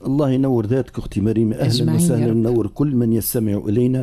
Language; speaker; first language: Arabic; native; Arabic